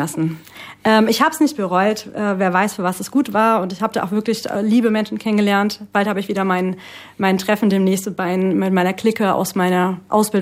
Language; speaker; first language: German; native; German